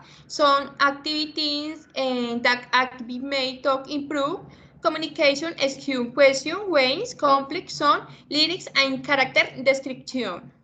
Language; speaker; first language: English; non-native, learner; Spanish